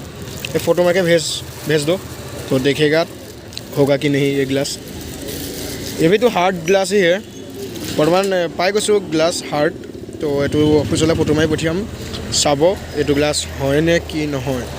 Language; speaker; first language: Hindi; non-native, local second language; Assamese